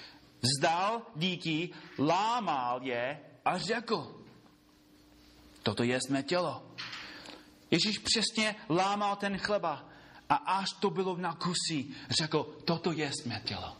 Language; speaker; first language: Czech; non-native, fluent; English